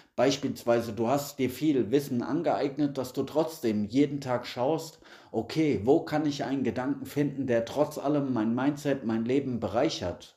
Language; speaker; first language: German; native; German